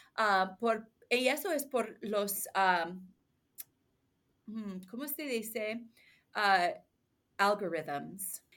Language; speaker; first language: Spanish; non-native, learner; English